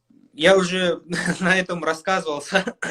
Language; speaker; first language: Russian; non-native, local second language; Kyrgyz